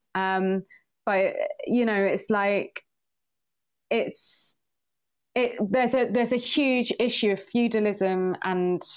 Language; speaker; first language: English; early bilingual, other home language; Swahili